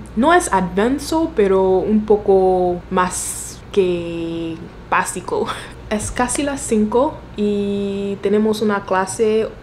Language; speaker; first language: Spanish; non-native, fluent; French